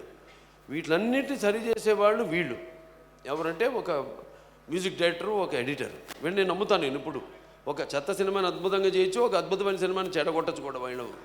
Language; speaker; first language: Telugu; native; Telugu